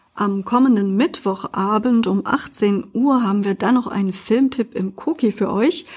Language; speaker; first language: German; native; German